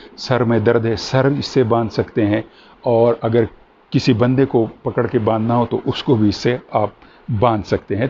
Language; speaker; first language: Urdu; non-native, local second language; Pashto